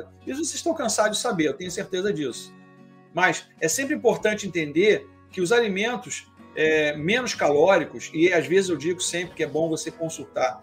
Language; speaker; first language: Portuguese; native; Portuguese